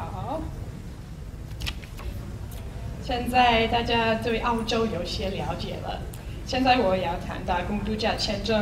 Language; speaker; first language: Chinese; non-native, fluent; English